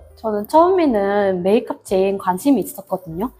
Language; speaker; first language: Korean; non-native, fluent; Vietnamese